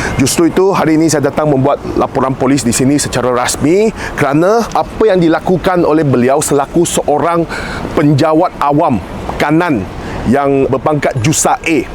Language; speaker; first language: Malay; non-native, local second language; Chinese